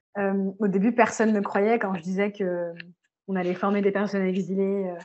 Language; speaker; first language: French; native; French